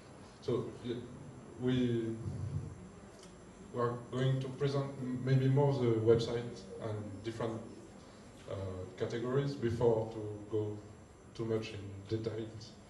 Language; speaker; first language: English; non-native, learner; French